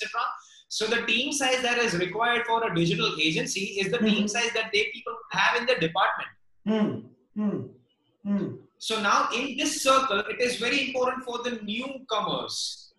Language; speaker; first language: English; non-native, local second language; Gujarati